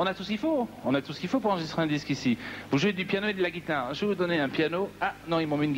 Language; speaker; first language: French; native; French